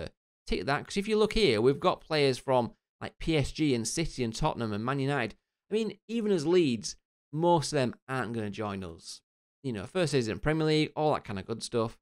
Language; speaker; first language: English; native; English